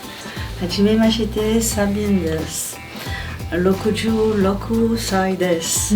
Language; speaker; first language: Japanese; non-native, learner; French